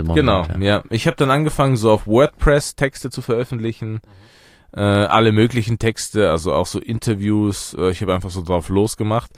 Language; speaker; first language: German; early bilingual, other home language; Persian